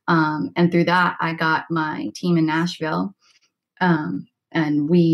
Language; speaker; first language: English; native; English